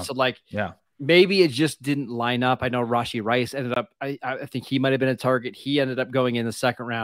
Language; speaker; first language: English; native; English